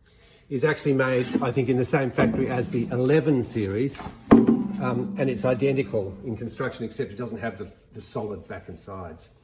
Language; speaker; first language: English; native; English